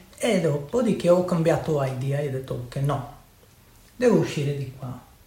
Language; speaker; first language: Italian; non-native, learner; Urdu